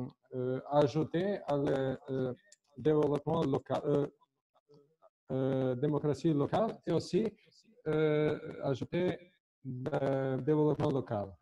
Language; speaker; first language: French; non-native, fluent; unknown